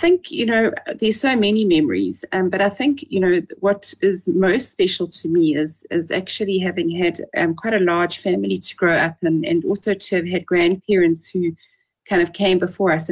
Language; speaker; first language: English; native; English